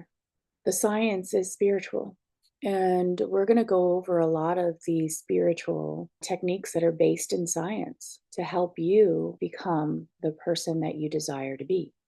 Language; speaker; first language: English; native; English